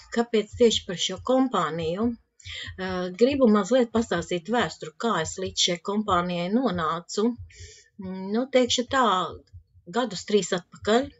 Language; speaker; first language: Latvian; native; Latvian